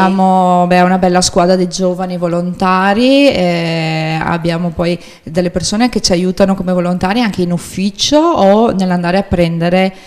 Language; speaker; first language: Italian; native; Italian